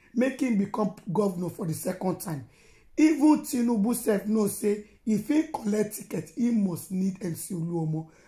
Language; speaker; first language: Nigerian Pidgin; non-native, local second language; Yoruba